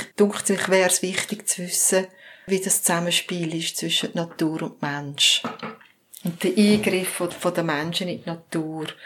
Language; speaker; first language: German; native; German